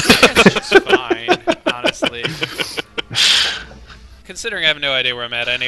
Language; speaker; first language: English; native; English